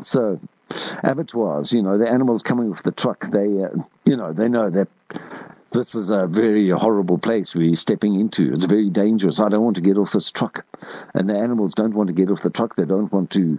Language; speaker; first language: English; native; English